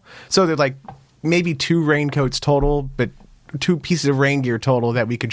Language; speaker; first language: English; native; English